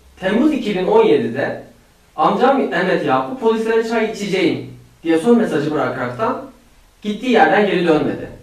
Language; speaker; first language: Turkish; non-native, fluent; Uyghur